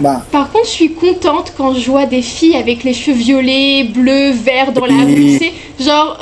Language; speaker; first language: French; native; French